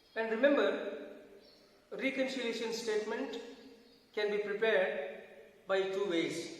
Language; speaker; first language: English; non-native, local second language; Kannada